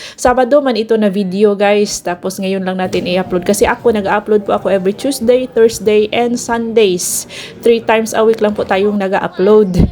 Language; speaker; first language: Filipino; non-native, local second language; Cebuano